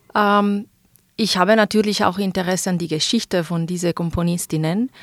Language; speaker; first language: German; non-native, fluent; Italian